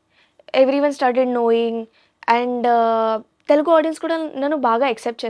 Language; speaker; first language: Telugu; non-native, learner; Hindi